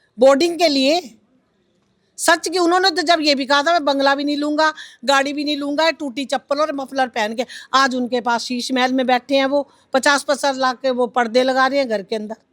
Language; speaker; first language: Hindi; native; Hindi